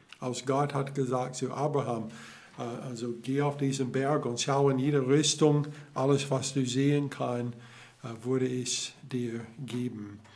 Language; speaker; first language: German; non-native, learner; English